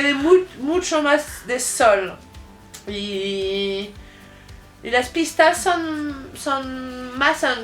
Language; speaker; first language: Spanish; non-native, fluent; French